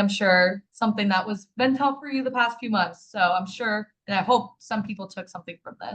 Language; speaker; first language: English; native; English